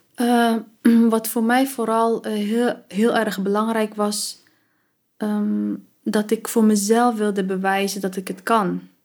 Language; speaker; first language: Dutch; early bilingual, other home language; Arabic